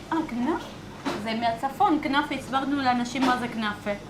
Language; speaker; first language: Hebrew; non-native, fluent; Spanish